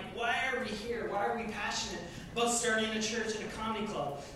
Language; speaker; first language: English; native; English